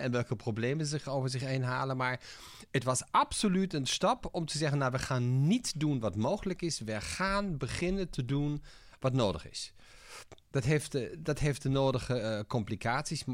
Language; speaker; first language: Dutch; non-native, fluent; German